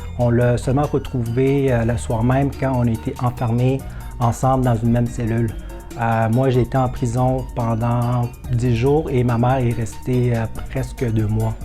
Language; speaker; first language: French; early bilingual, other home language; Vietnamese